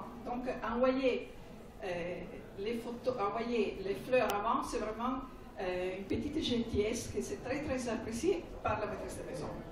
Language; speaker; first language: French; non-native, fluent; Italian